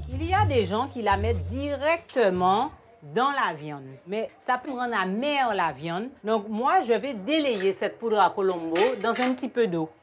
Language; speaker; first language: French; native; French